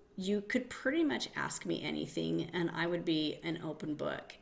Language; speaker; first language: English; native; English